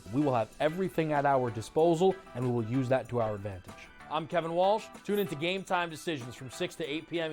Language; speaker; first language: English; native; English